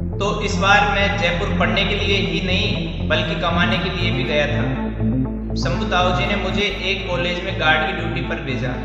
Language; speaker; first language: Hindi; native; Hindi